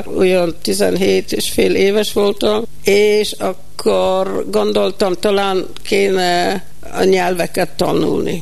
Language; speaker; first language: Hungarian; early bilingual, heritage; Hungarian